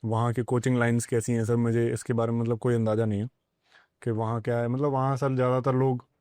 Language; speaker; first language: Hindi; non-native, local second language; Punjabi